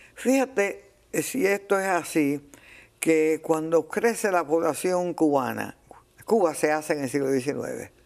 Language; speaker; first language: Spanish; native; Spanish